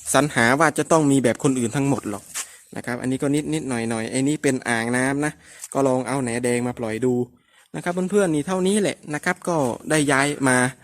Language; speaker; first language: Thai; non-native, local second language; Northern Khmer